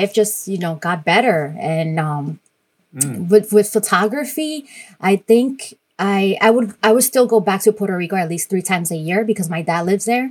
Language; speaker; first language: English; non-native, fluent; Spanish